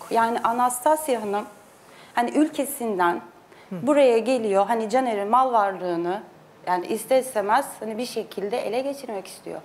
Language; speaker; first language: Turkish; native; Turkish